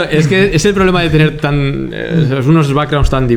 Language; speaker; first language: Spanish; native; Spanish